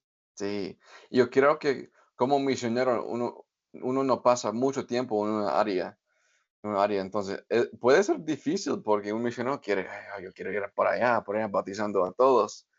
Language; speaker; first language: Spanish; non-native, fluent; English